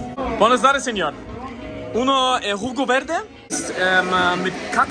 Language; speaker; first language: Spanish; non-native, learner; German